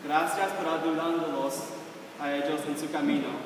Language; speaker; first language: Spanish; early bilingual, other home language; English